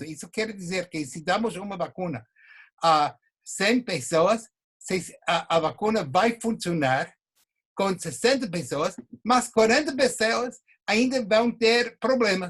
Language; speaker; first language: Portuguese; non-native, fluent; English